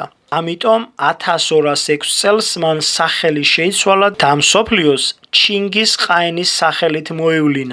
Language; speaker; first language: Georgian; native; Georgian